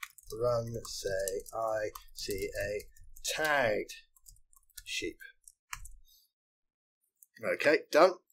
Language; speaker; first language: English; native; English